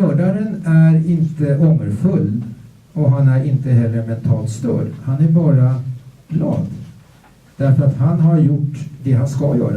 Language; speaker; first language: Swedish; native; Swedish